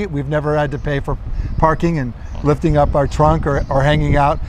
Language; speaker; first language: English; native; English